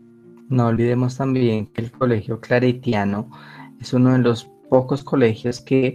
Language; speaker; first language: Spanish; native; Spanish